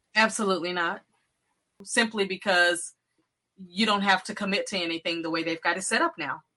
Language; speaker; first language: English; native; English